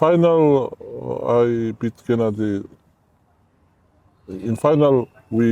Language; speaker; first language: English; non-native, learner; Georgian